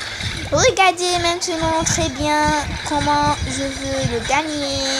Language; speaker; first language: French; non-native, learner; Arabic